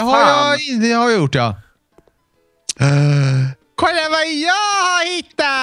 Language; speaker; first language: Swedish; native; Swedish